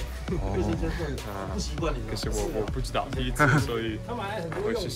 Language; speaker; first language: Chinese; non-native, fluent; English